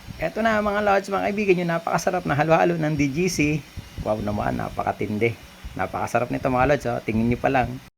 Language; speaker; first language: Filipino; non-native, local second language; Bikol